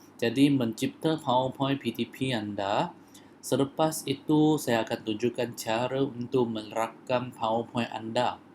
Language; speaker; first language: Malay; non-native, local second language; Chinese